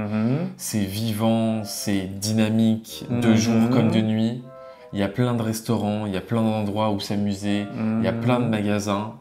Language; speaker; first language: French; native; French